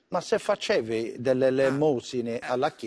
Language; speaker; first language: Italian; native; Italian